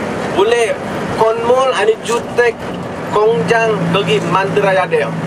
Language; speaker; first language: Korean; non-native, learner; Indonesian